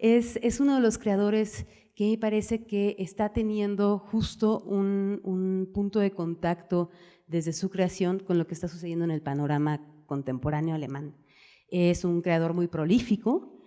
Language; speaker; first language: Spanish; native; Spanish